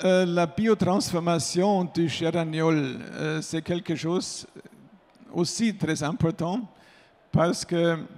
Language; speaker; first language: French; non-native, fluent; German